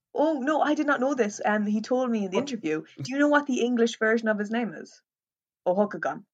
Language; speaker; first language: English; native; English